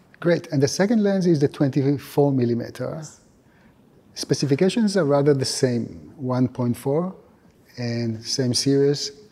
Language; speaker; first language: English; non-native, fluent; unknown